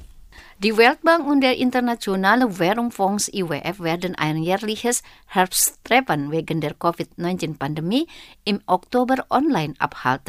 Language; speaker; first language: German; non-native, fluent; Indonesian